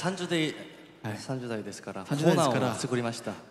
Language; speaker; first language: Japanese; non-native, fluent; Korean